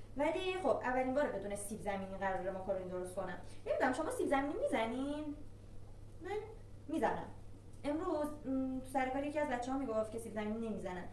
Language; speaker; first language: Persian; non-native, local second language; Azerbaijani